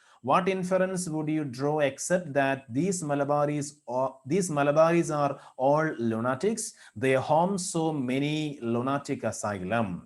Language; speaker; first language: English; non-native, local second language; Malayalam